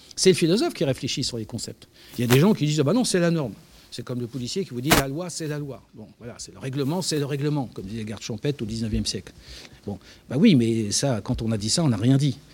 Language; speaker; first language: French; native; French